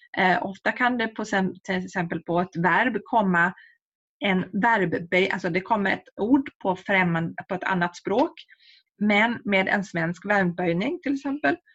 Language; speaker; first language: Swedish; native; Swedish